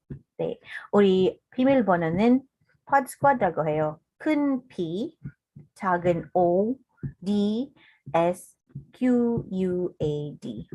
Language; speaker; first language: Korean; non-native, learner; English